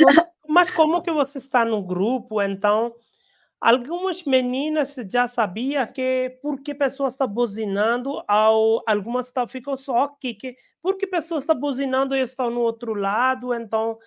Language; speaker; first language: Portuguese; non-native, learner; Hindi